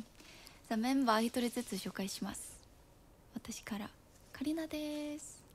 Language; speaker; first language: Japanese; non-native, fluent; Korean